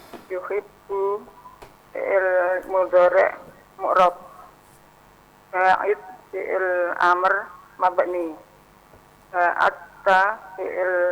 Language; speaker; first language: Arabic; non-native, learner; Indonesian